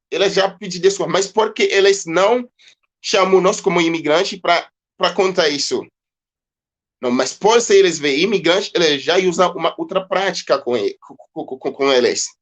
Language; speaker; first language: Portuguese; non-native, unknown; Haitian Creole